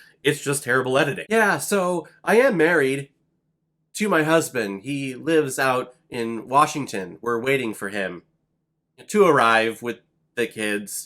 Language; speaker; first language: English; native; English